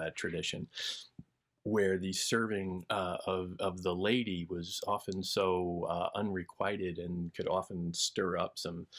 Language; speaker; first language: English; native; English